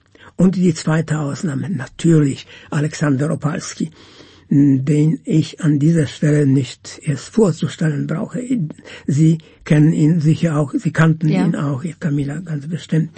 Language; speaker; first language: German; non-native, fluent; Polish